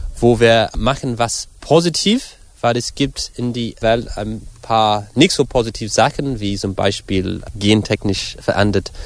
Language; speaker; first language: German; non-native, fluent; English